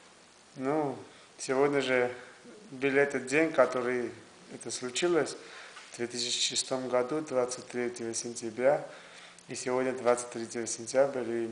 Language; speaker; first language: Russian; non-native, fluent; Armenian